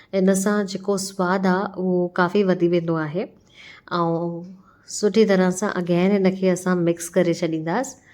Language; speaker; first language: Sindhi; early bilingual, heritage; Sindhi